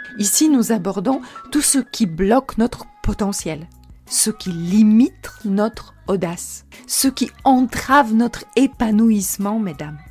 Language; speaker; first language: French; non-native, fluent; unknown